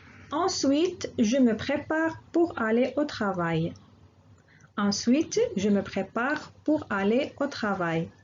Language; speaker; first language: French; non-native, local second language; Arabic